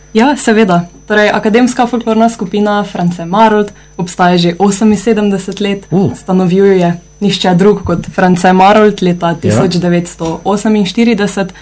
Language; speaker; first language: Slovenian; native; Slovenian